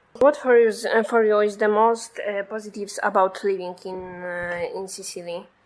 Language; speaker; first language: English; non-native, fluent; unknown